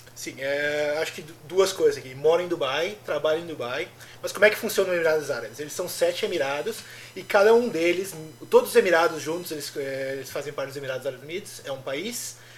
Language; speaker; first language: Portuguese; native; Portuguese